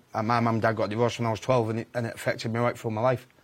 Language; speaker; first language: English; native; English